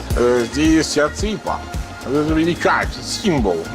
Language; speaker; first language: Ukrainian; non-native, learner; Italian